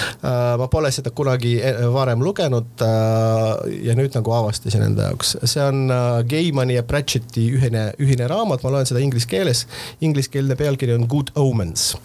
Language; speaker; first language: Estonian; non-native, local second language; Russian